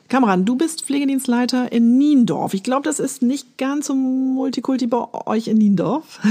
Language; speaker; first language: German; native; German